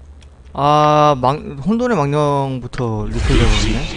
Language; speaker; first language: Korean; native; Korean